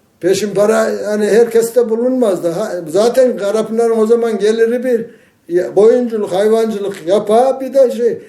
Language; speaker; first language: Turkish; native; Turkish